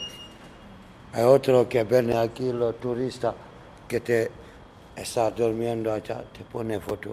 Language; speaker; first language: Spanish; non-native, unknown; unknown